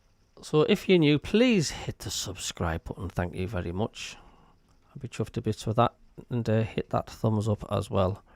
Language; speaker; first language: English; native; English